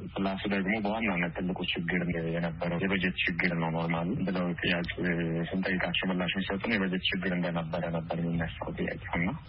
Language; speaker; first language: Amharic; native; Amharic